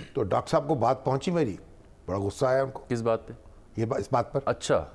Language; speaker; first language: Urdu; native; Urdu